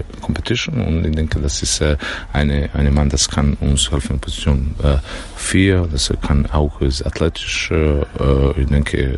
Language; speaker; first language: German; non-native, learner; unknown